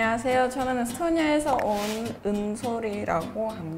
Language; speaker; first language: Korean; non-native, fluent; Estonian